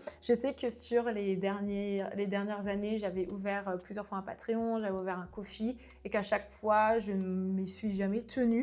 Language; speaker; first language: French; native; French